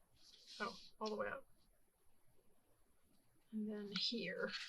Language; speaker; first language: English; native; English